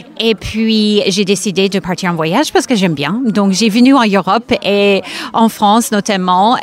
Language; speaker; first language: French; non-native, fluent; English